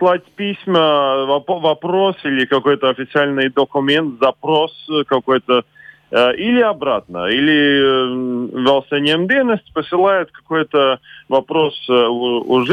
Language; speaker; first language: Russian; non-native, local second language; Latvian